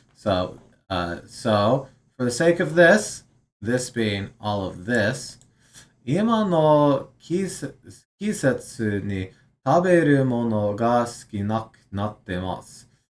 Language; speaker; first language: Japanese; non-native, learner; English